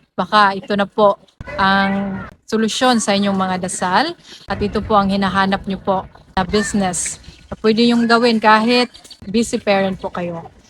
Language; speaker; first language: Filipino; non-native, local second language; Cebuano